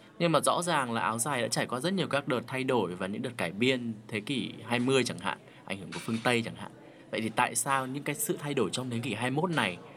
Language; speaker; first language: Vietnamese; native; Vietnamese